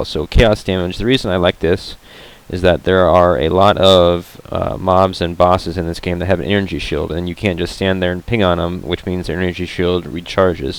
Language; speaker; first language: English; native; English